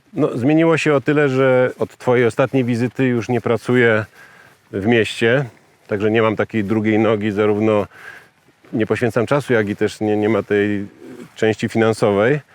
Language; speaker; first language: Polish; native; Polish